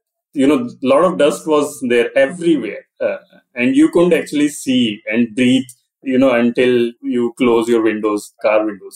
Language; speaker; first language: English; non-native, local second language; Hindi